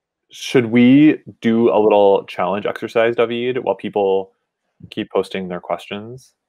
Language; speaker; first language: English; native; English